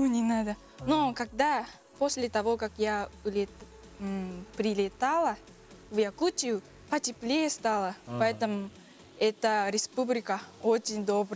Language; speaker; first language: Russian; non-native, learner; Japanese